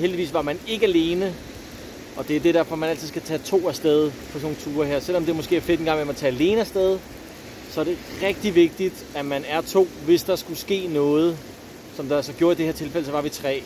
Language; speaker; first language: Danish; native; Danish